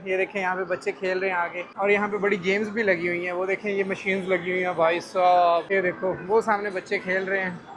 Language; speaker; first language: Urdu; non-native, local second language; Punjabi